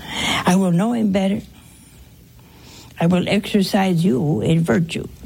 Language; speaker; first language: English; native; English